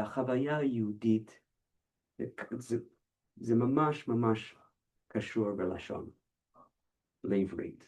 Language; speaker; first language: Hebrew; non-native, fluent; English